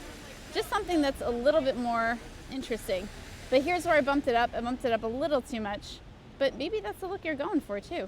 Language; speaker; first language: English; native; English